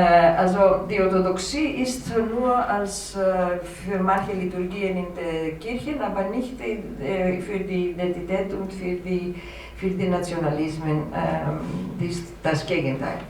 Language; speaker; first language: German; non-native, fluent; Greek